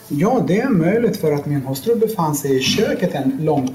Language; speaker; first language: Swedish; non-native, learner; Lithuanian